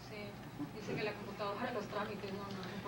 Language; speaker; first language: Spanish; native; Spanish